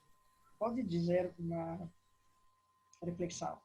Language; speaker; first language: Portuguese; non-native, learner; Italian